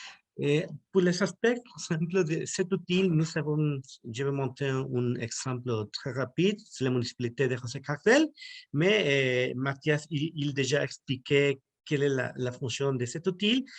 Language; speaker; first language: French; non-native, learner; Spanish